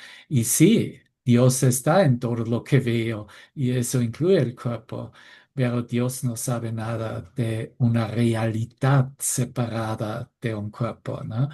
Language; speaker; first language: Spanish; non-native, fluent; German